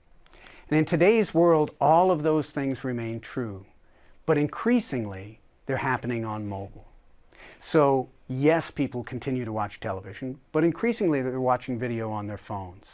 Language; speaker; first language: English; native; English